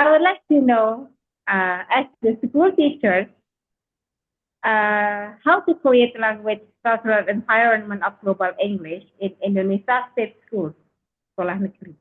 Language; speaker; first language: English; non-native, fluent; Indonesian